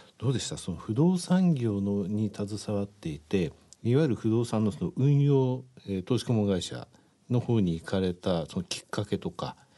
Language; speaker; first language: Japanese; native; Japanese